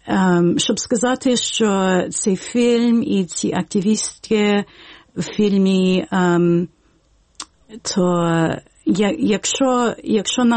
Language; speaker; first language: Ukrainian; early bilingual, heritage; Ukrainian